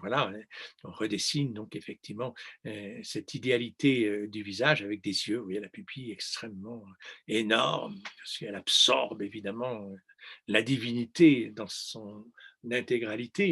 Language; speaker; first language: French; native; French